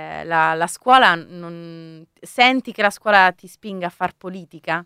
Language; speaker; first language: Italian; native; Italian